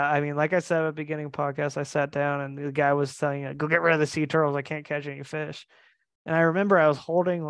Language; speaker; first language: English; native; English